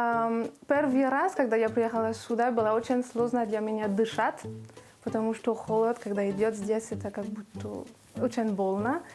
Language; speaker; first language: Russian; non-native, learner; French